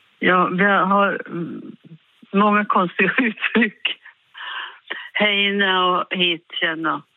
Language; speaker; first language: Swedish; native; Swedish